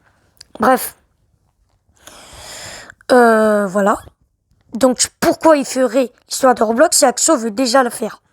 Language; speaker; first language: French; native; French